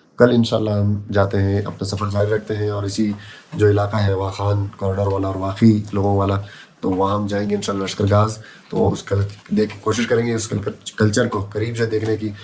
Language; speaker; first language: Urdu; non-native, local second language; Pashto